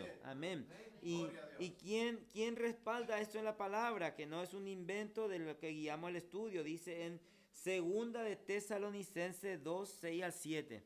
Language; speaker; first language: Spanish; native; Spanish